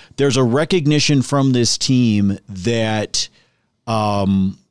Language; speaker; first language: English; native; English